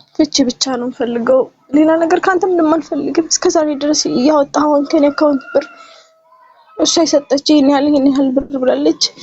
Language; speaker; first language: Amharic; native; Amharic